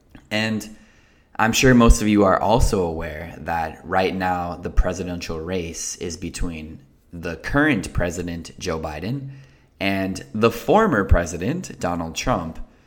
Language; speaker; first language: English; native; English